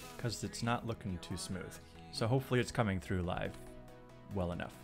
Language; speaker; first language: English; native; English